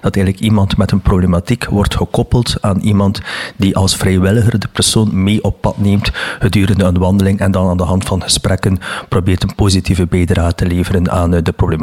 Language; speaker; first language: Dutch; native; Dutch